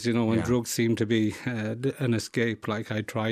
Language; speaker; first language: English; native; English